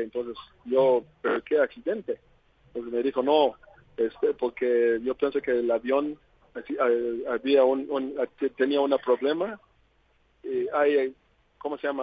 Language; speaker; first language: Spanish; non-native, learner; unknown